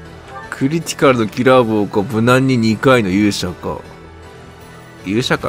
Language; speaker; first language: Japanese; native; Japanese